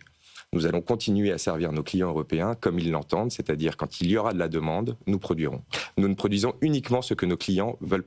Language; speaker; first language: French; native; French